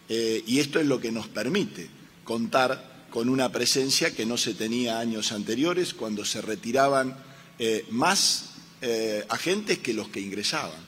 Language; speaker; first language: Spanish; native; Spanish